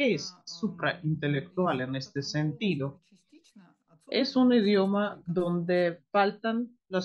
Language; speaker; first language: Spanish; non-native, fluent; Russian